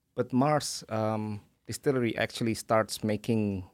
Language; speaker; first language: English; early bilingual, other home language; Indonesian